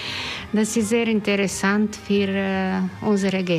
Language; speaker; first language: German; non-native, learner; Croatian